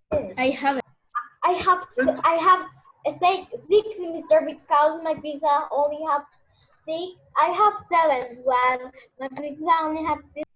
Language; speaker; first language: English; non-native, learner; Spanish